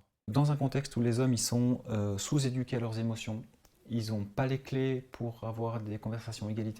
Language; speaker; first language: French; native; French